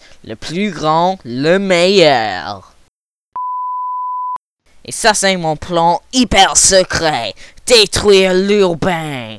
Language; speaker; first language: French; non-native, learner; English